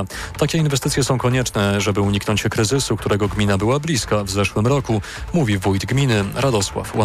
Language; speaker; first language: Polish; native; Polish